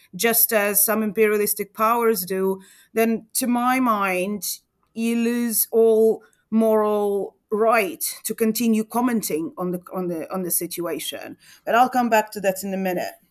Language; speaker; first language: English; non-native, fluent; Ukrainian